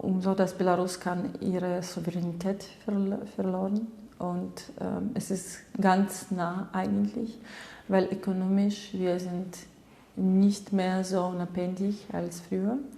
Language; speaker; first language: German; non-native, fluent; Russian